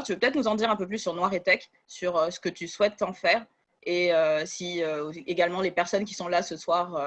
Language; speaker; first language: French; native; French